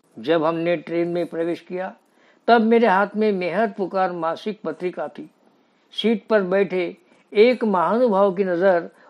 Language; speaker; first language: Hindi; native; Hindi